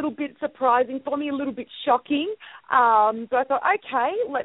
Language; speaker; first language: English; native; English